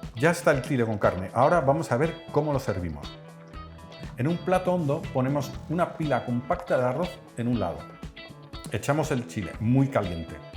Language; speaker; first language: Spanish; non-native, fluent; Dutch